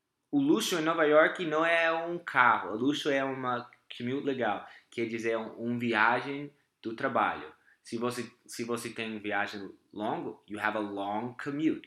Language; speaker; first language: Portuguese; non-native, fluent; English